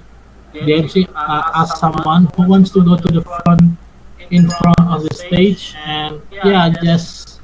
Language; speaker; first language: English; non-native, fluent; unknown